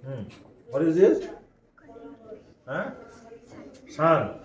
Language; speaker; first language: English; non-native, local second language; Bodo